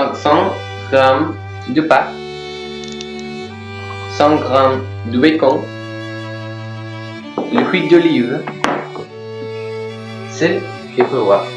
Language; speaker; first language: French; non-native, learner; Spanish